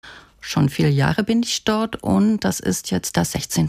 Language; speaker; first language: German; native; German